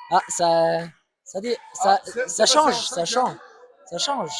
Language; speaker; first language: French; native; French